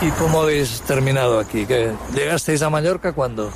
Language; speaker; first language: Spanish; native; Spanish